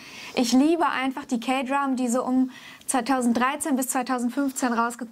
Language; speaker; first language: German; native; German